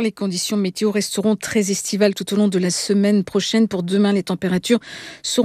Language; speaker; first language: French; native; French